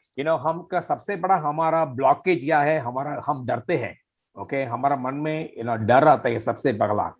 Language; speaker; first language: Hindi; non-native, fluent; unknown